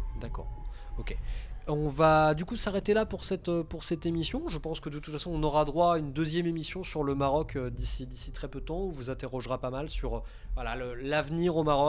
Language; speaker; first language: French; native; French